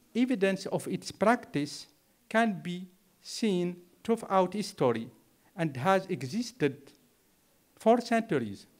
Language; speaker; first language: English; non-native, fluent; Arabic